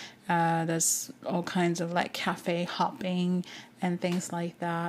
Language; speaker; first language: English; non-native, fluent; Japanese